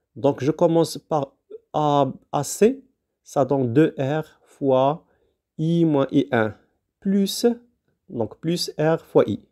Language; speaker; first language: French; non-native, local second language; Arabic